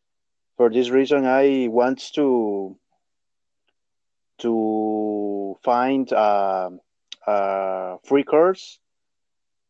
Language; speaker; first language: English; non-native, learner; Spanish